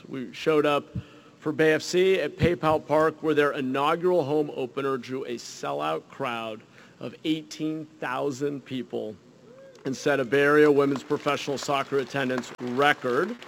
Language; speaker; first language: English; native; English